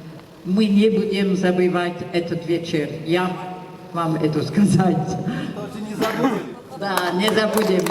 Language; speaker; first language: Russian; non-native, fluent; French